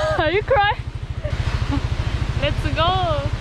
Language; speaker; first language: English; non-native, learner; Korean